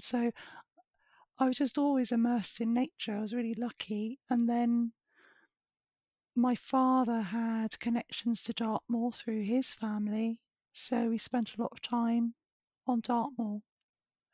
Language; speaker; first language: English; native; English